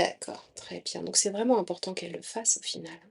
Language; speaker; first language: French; native; French